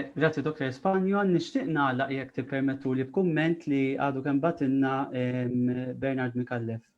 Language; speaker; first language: Maltese; native; Maltese